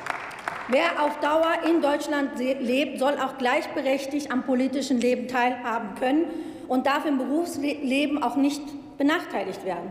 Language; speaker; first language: German; early bilingual, other home language; Turkish